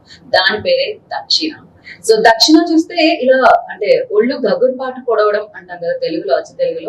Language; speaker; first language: Telugu; native; Telugu